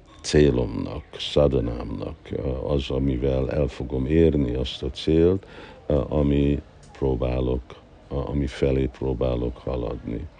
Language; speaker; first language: Hungarian; early bilingual, heritage; Hungarian